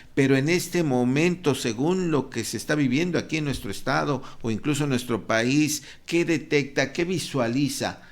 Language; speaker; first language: Spanish; native; Spanish